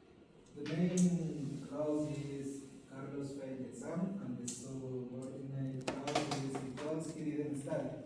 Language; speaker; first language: English; non-native, learner; Spanish